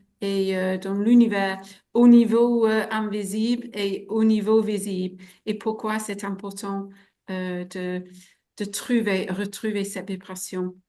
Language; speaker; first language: French; non-native, fluent; English